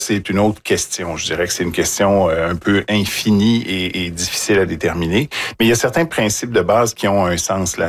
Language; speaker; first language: French; native; French